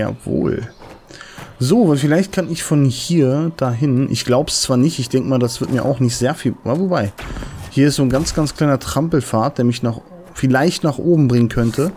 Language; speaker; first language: German; native; German